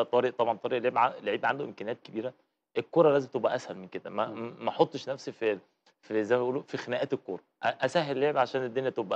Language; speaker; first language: Arabic; native; Arabic